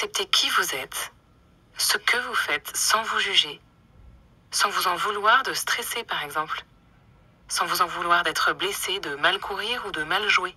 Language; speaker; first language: French; native; French